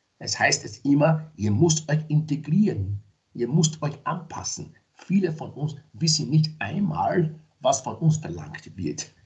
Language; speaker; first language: German; non-native, fluent; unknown